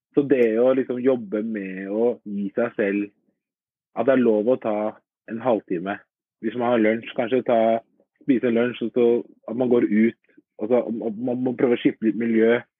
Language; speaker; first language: Norwegian; early bilingual, other home language; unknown